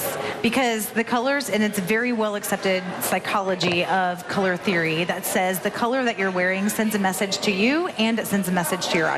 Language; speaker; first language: English; native; English